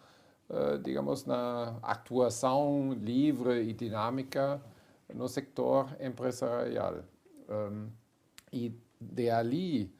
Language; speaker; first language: Portuguese; non-native, fluent; German